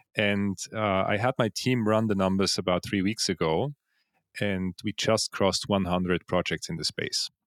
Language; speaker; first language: English; non-native, fluent; Swiss German